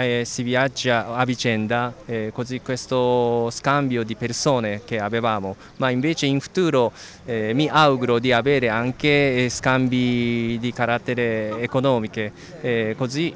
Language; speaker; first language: Italian; non-native, fluent; Japanese